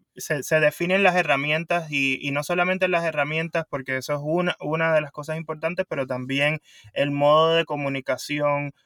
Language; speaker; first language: Spanish; native; Spanish